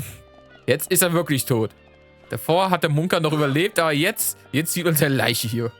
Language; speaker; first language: German; native; German